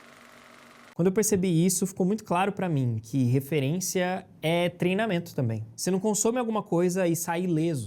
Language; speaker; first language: Portuguese; native; Portuguese